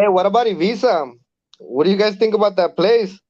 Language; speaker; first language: English; early bilingual, other home language; Spanish